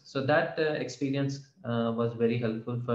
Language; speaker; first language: English; non-native, local second language; Telugu